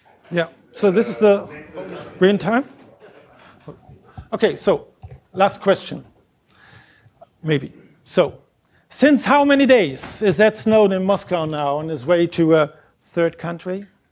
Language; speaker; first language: English; non-native, fluent; German